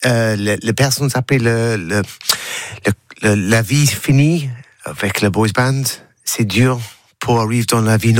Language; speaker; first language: French; non-native, learner; English